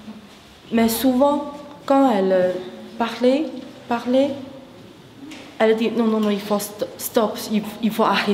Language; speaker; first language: French; non-native, learner; Chinese